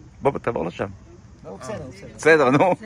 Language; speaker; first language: Hebrew; native; Hebrew